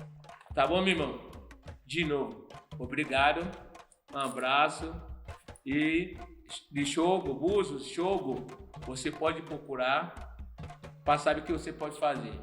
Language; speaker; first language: Portuguese; non-native, fluent; Yoruba